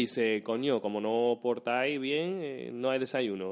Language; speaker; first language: Spanish; non-native, fluent; English